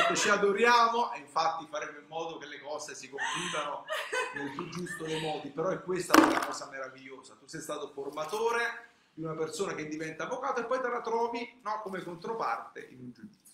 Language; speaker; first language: Italian; native; Italian